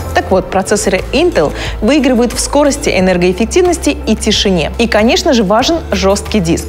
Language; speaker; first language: Russian; native; Russian